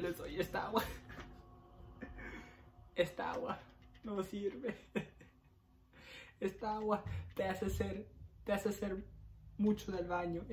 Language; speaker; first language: Spanish; early bilingual, heritage; Spanish